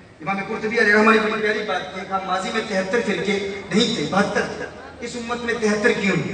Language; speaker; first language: Urdu; early bilingual, heritage; Urdu